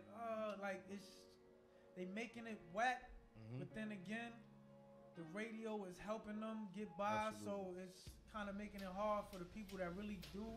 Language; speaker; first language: English; native; English